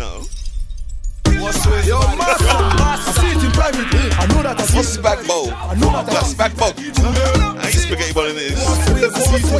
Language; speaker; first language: English; native; English